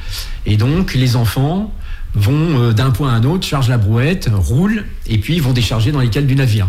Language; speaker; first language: French; native; French